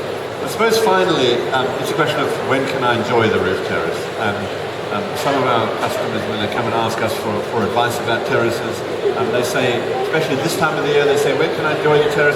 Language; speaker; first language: English; native; English